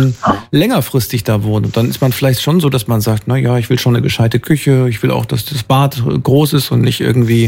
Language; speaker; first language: German; native; German